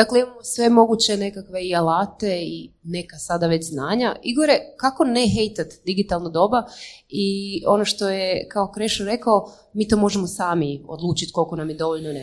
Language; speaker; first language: Croatian; native; Croatian